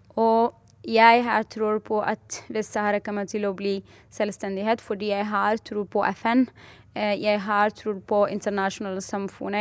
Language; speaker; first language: Norwegian; non-native, fluent; Arabic